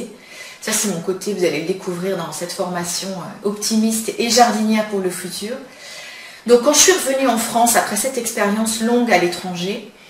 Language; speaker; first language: French; native; French